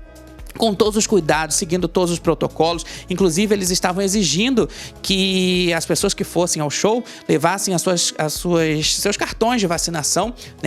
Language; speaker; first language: Portuguese; native; Portuguese